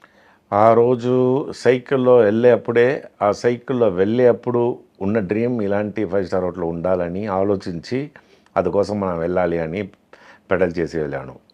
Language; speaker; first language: Telugu; non-native, fluent; Tamil